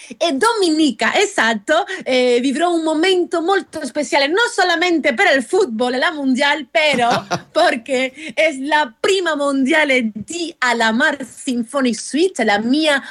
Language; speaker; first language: Italian; non-native, learner; Spanish